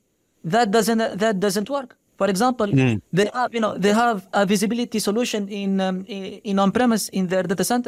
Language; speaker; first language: English; non-native, fluent; Arabic